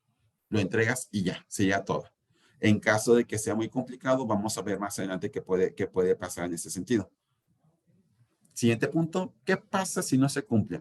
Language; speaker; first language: Spanish; native; Spanish